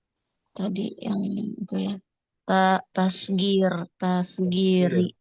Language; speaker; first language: Indonesian; native; Indonesian